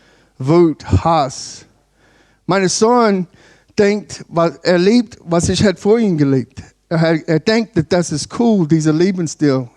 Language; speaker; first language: German; non-native, learner; English